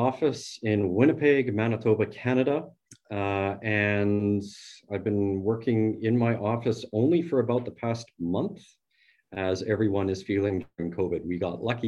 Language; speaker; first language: English; native; English